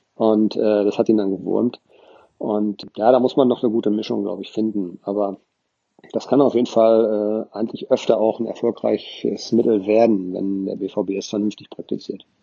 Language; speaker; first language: German; native; German